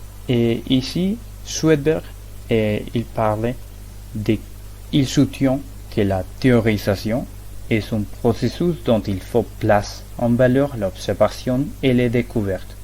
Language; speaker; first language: French; non-native, learner; Spanish